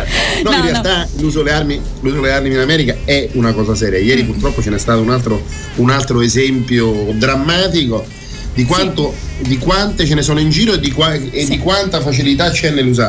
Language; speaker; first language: Italian; native; Italian